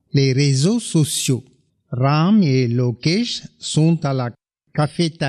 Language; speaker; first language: French; non-native, fluent; Tamil